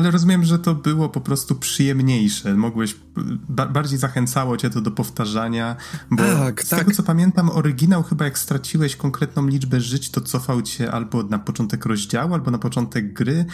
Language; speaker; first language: Polish; native; Polish